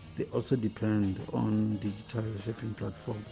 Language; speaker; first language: English; non-native, local second language; Northern Sotho